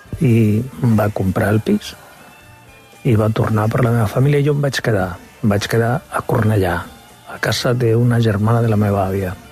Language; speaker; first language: Catalan; non-native, local second language; Spanish